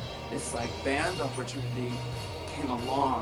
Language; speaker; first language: English; native; English